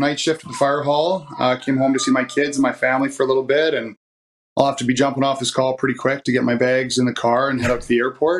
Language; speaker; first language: English; native; English